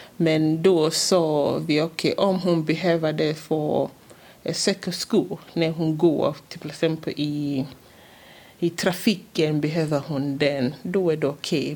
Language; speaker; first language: Swedish; non-native, fluent; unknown